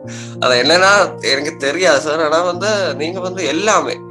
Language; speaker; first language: Tamil; non-native, learner; Malayalam